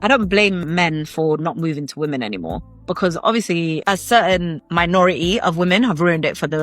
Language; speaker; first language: English; native; English